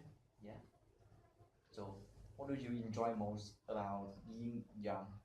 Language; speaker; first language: English; non-native, learner; Vietnamese